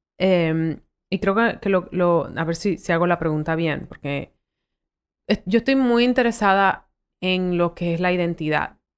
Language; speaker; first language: Spanish; early bilingual, heritage; Spanish